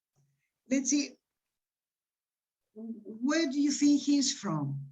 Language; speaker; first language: English; non-native, fluent; Spanish